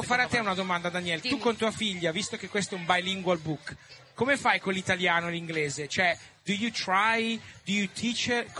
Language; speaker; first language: Italian; native; Italian